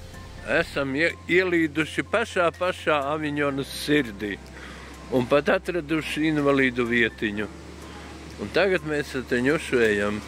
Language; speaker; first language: Latvian; native; Latvian